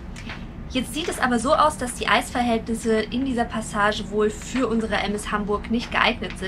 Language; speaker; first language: German; native; German